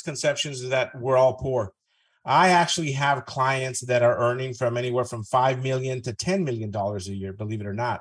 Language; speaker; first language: English; early bilingual, other home language; Spanish